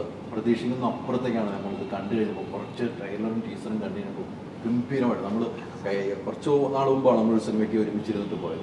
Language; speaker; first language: Malayalam; native; Malayalam